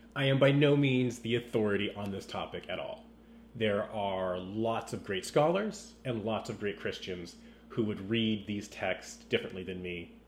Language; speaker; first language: English; native; English